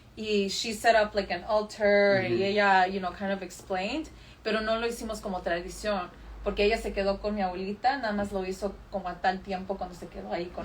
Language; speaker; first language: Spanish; early bilingual, heritage; Spanish